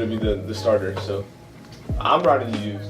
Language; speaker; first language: English; native; English